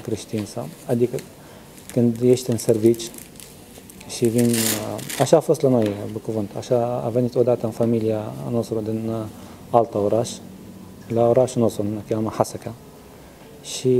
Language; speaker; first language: Romanian; non-native, learner; Arabic